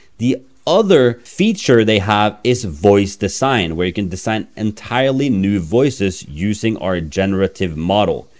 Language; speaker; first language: English; non-native, fluent; Norwegian